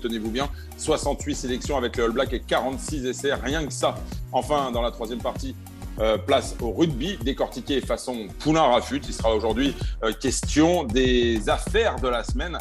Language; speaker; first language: French; native; French